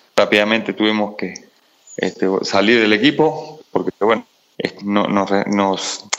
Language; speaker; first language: Spanish; native; Spanish